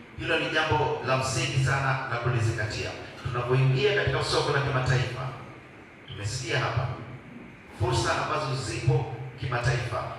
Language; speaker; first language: Swahili; native; Swahili